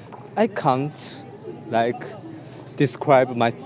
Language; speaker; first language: English; non-native, learner; Chinese